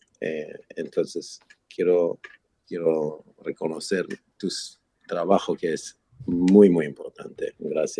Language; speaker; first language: Spanish; non-native, fluent; Hebrew